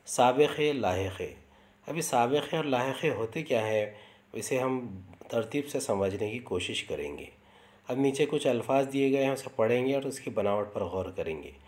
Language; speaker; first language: Urdu; native; Urdu